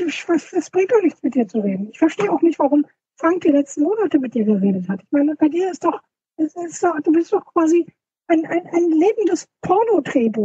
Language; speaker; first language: German; native; German